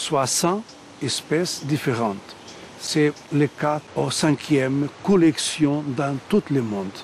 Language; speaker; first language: French; non-native, learner; Portuguese